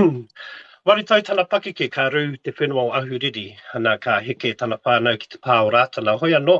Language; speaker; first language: Māori; non-native, local second language; English